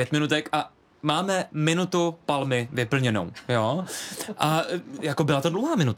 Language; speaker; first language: Czech; native; Czech